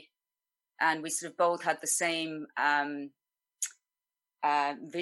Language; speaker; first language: English; native; English